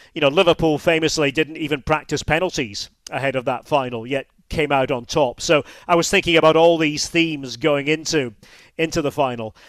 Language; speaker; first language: English; native; English